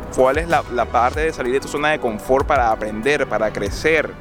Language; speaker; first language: Spanish; native; Spanish